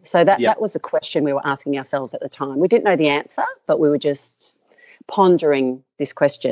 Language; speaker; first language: English; native; English